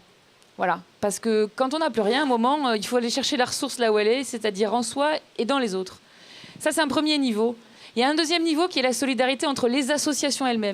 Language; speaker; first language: French; native; French